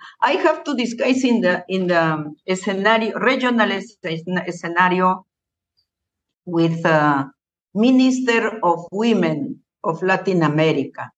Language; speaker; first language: English; non-native, learner; Spanish